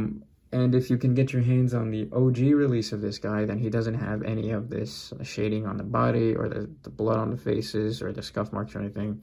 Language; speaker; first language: English; native; English